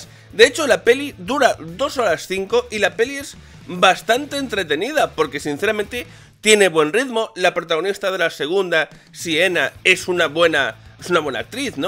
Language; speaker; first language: Spanish; native; Spanish